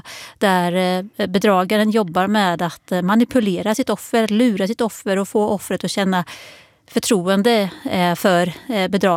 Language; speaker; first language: Swedish; native; Swedish